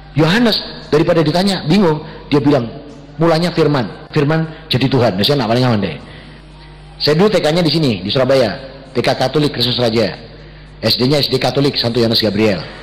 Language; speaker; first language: Indonesian; native; Indonesian